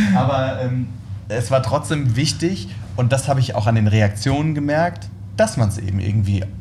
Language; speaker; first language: German; native; German